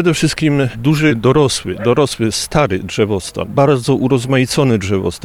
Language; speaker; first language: Polish; native; Polish